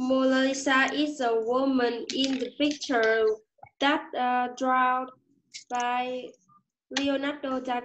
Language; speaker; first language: English; non-native, learner; Vietnamese